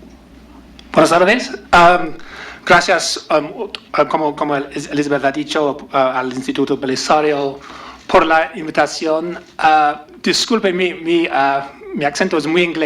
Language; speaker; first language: Spanish; non-native, learner; English